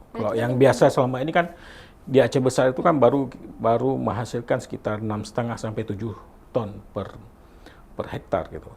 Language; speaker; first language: Indonesian; non-native, local second language; Achinese